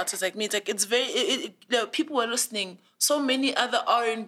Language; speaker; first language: English; non-native, local second language; Zulu